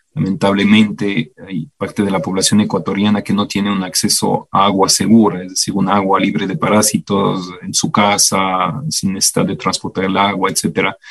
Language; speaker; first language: Spanish; non-native, fluent; French